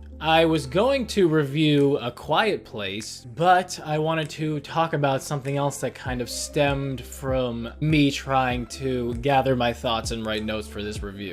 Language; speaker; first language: English; native; English